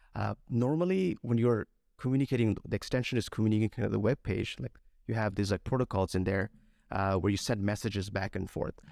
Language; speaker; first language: English; non-native, local second language; Bangla